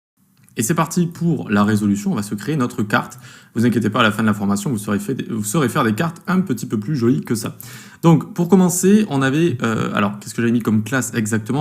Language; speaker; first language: French; native; French